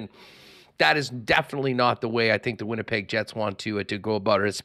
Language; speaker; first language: English; native; English